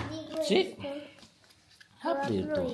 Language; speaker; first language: Italian; non-native, learner; Filipino